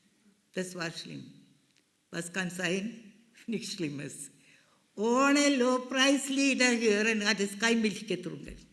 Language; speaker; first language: German; non-native, fluent; Malayalam